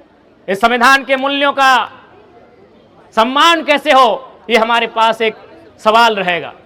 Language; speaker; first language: Hindi; non-native, local second language; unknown